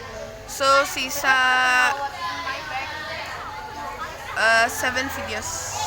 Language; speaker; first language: English; non-native, learner; Indonesian